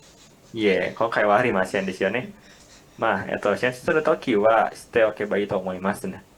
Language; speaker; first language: Japanese; non-native, learner; Indonesian